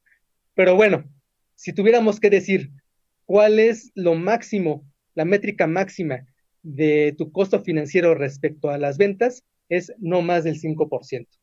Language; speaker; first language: Spanish; native; Spanish